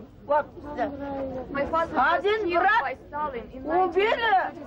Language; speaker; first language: Russian; non-native, local second language; Kyrgyz